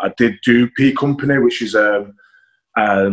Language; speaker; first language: English; native; English